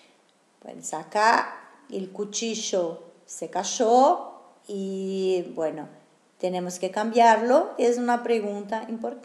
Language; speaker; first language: Spanish; non-native, fluent; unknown